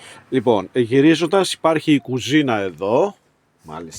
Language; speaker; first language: Greek; native; Greek